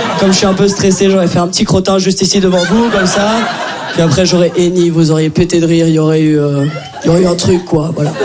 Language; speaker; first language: French; native; French